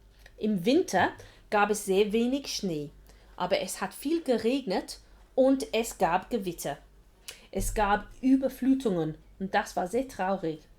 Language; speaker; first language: German; non-native, fluent; English